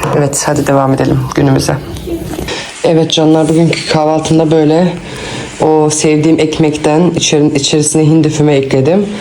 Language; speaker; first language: Turkish; early bilingual, heritage; Turkish